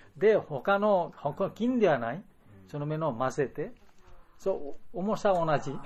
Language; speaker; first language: Japanese; non-native, learner; Bangla